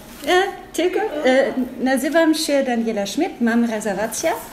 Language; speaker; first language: Polish; non-native, learner; German